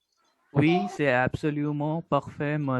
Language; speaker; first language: French; non-native, learner; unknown